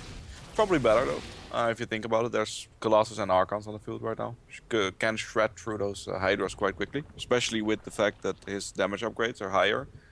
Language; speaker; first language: English; non-native, fluent; Dutch